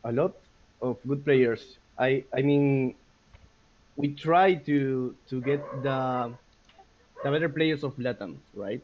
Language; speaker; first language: English; non-native, learner; Spanish